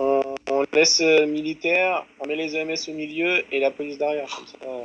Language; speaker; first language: French; native; French